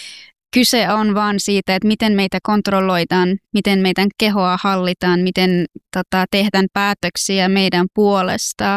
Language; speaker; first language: Finnish; non-native, fluent; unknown